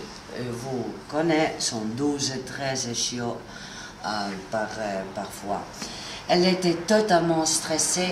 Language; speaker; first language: French; non-native, learner; Italian